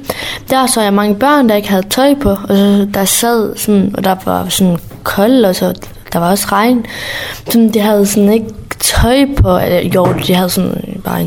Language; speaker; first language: Danish; early bilingual, other home language; Kurdish